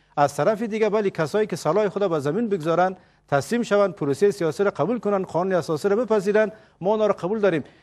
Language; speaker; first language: Persian; native; Persian